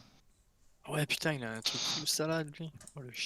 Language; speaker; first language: French; native; French